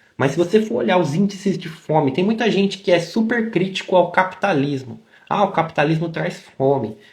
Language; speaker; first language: Portuguese; native; Portuguese